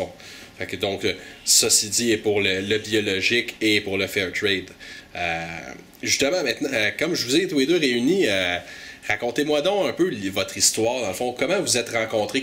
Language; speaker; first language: French; native; French